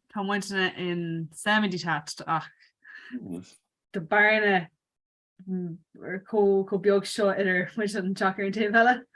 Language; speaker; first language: Irish; non-native, local second language; English